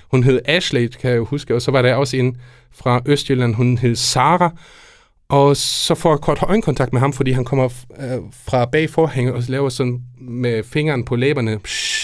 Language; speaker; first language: Danish; non-native, fluent; German